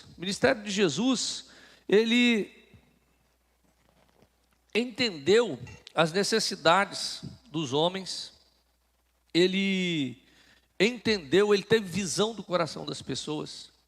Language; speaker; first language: Portuguese; native; Portuguese